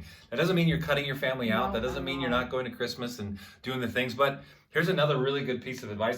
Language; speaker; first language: English; native; English